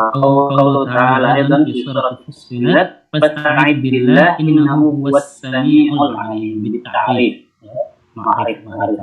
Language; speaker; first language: Arabic; non-native, learner; Indonesian